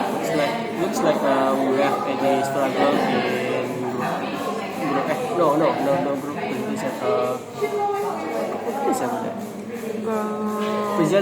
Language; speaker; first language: English; non-native, learner; Indonesian